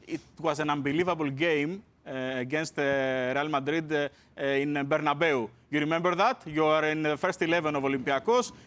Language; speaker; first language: English; non-native, fluent; Greek